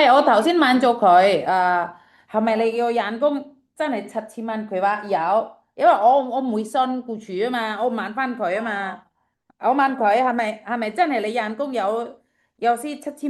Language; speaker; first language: Chinese; non-native, fluent; Indonesian